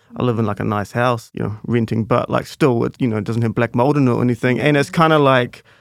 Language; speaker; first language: English; native; English